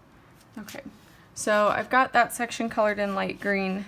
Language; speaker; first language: English; native; English